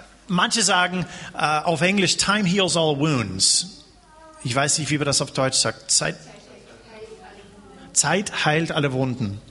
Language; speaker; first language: German; non-native, fluent; English